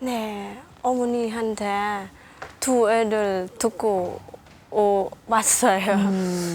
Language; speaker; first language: Korean; non-native, fluent; Vietnamese